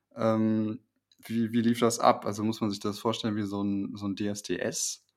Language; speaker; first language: German; native; German